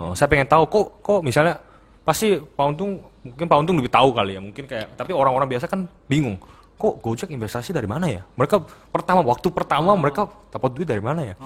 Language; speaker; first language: Indonesian; early bilingual, other home language; Korean